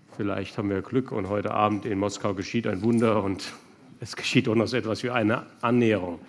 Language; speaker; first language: German; native; German